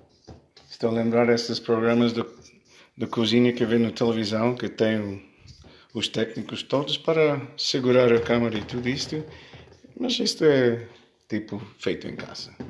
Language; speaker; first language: Portuguese; early bilingual, heritage; Portuguese